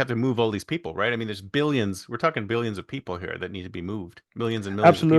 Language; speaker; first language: English; native; English